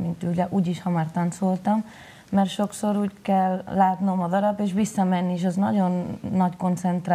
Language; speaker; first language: Hungarian; non-native, local second language; Spanish